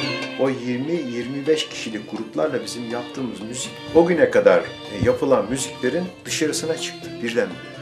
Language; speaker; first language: Turkish; native; Turkish